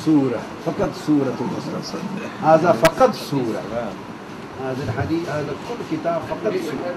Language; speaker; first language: Arabic; non-native, learner; Urdu